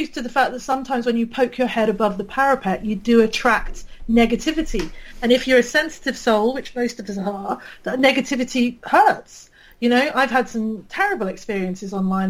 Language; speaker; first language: English; native; English